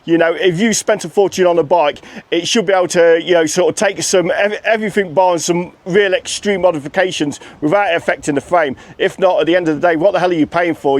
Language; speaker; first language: English; native; English